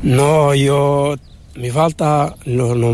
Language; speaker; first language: Spanish; non-native, learner; Arabic